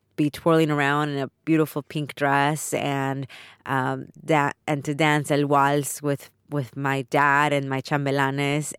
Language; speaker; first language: English; early bilingual, other home language; Spanish